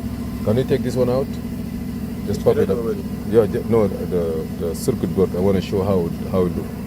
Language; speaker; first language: English; non-native, learner; Arabic